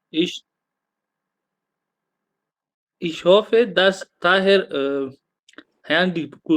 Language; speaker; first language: German; non-native, learner; Urdu